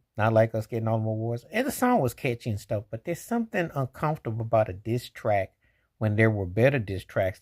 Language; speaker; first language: English; native; English